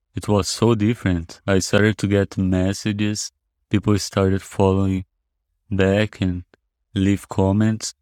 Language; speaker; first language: English; non-native, fluent; Portuguese